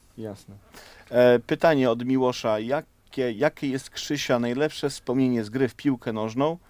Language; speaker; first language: Polish; native; Polish